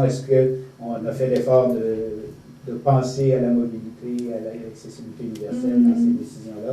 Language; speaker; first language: French; native; French